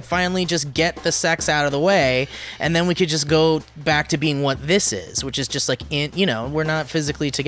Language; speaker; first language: English; native; English